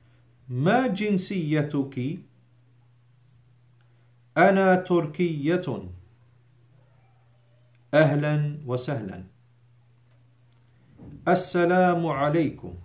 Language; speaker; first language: Arabic; non-native, fluent; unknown